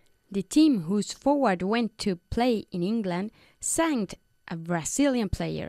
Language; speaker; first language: English; non-native, fluent; Spanish